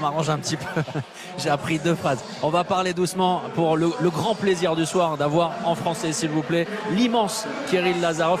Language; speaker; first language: French; native; French